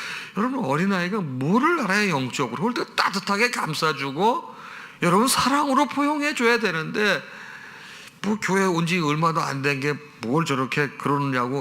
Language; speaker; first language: Korean; native; Korean